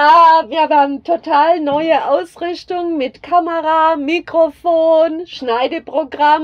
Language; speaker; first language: German; native; German